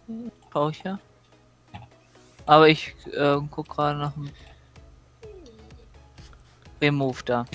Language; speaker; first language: German; native; German